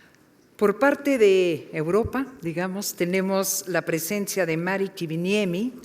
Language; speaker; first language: Spanish; native; Spanish